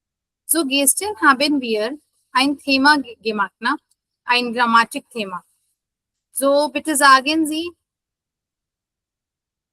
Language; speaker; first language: German; non-native, fluent; Hindi